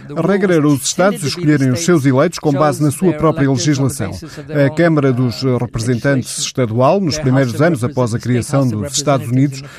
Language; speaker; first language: Portuguese; non-native, fluent; English